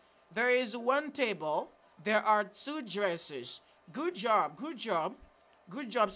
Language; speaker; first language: English; non-native, fluent; Haitian Creole